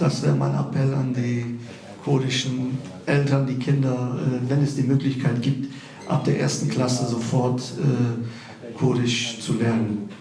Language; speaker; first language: German; early bilingual, other home language; Kurdish